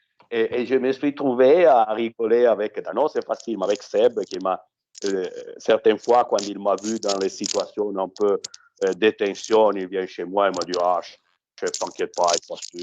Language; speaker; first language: French; non-native, fluent; Italian